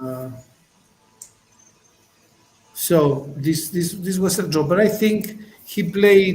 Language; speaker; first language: English; non-native, fluent; Spanish